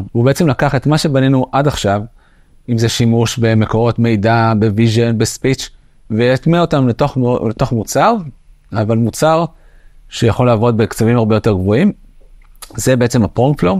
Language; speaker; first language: Hebrew; native; Hebrew